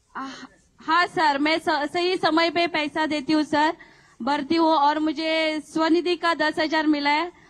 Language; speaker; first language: Hindi; non-native, local second language; Marathi